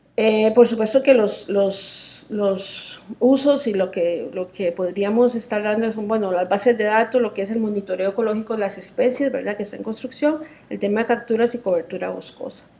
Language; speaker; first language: Spanish; native; Spanish